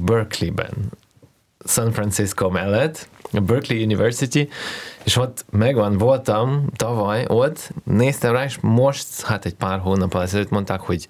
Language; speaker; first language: Hungarian; non-native, learner; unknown